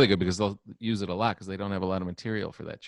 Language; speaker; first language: English; native; English